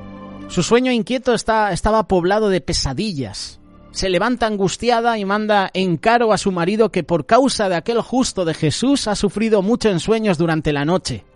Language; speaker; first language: Spanish; native; Spanish